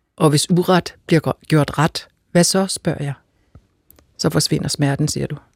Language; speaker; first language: Danish; native; Danish